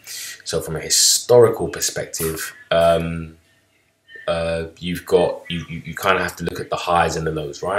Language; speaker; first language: English; native; English